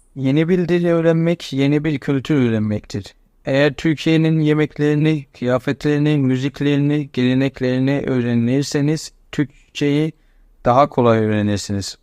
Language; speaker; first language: Turkish; non-native, fluent; Persian